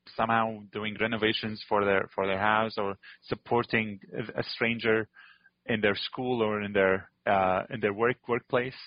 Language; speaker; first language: English; non-native, fluent; Arabic